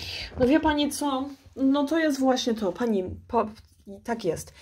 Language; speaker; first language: Polish; early bilingual, heritage; Polish